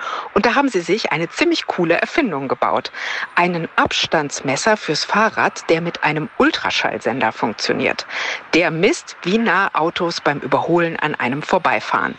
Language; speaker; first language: German; native; German